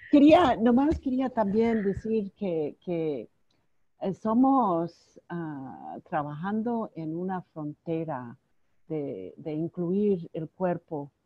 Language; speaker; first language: Spanish; non-native, fluent; English